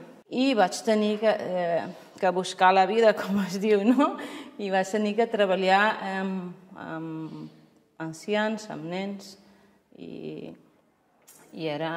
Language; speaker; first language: Catalan; non-native, fluent; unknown